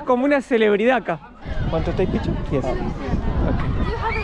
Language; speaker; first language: Spanish; native; Spanish